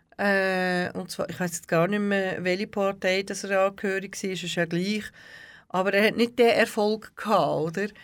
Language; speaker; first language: German; early bilingual, other home language; Turkish